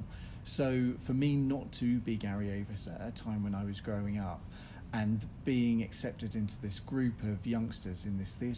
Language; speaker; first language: English; native; English